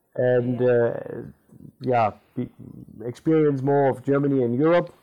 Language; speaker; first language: English; non-native, local second language; German